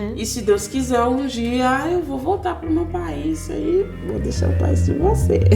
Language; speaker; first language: Portuguese; non-native, fluent; Swahili